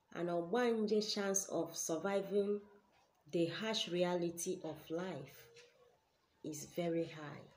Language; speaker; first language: English; non-native, local second language; Igbo